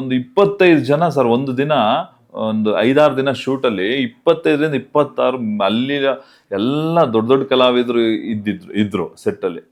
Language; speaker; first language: Kannada; non-native, local second language; Tulu